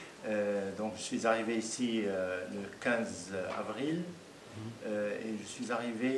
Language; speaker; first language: French; non-native, fluent; Arabic